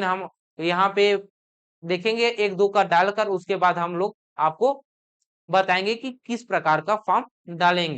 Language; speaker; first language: Hindi; native; Hindi